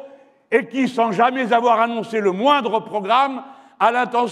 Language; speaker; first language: French; native; French